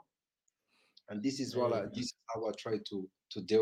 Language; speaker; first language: English; non-native, fluent; French